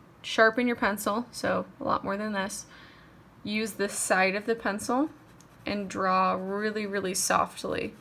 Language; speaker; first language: English; native; English